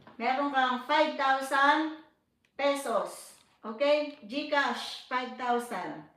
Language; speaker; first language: Filipino; non-native, local second language; Cebuano